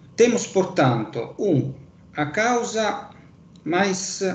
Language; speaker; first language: Portuguese; non-native, fluent; Italian